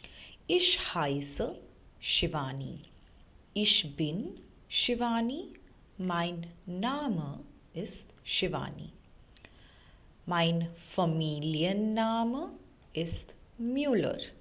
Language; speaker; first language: German; non-native, fluent; Hindi